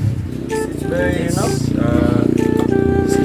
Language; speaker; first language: English; non-native, learner; Filipino